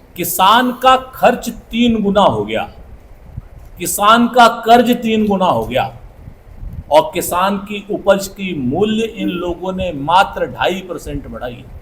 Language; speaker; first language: Hindi; native; Hindi